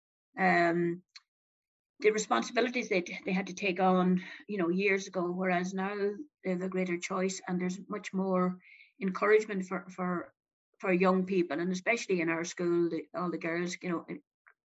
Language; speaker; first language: English; native; English